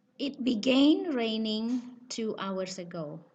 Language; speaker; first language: English; non-native, fluent; Indonesian